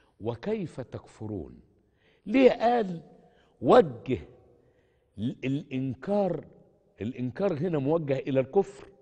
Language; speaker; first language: Arabic; native; Arabic